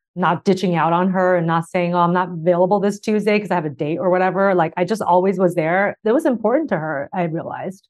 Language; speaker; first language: English; early bilingual, other home language; Chinese